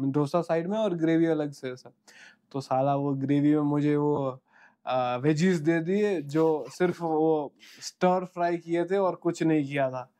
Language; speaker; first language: Hindi; non-native, local second language; Gujarati